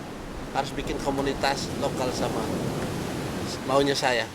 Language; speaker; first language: Indonesian; non-native, local second language; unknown